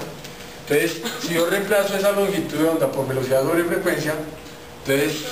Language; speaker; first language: Spanish; native; Spanish